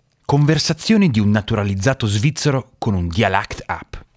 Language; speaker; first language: Italian; early bilingual, other home language; English